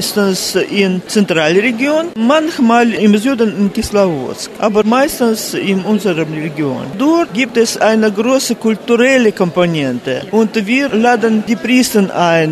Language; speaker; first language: German; non-native, fluent; Russian